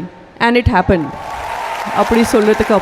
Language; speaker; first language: Tamil; non-native, local second language; Gujarati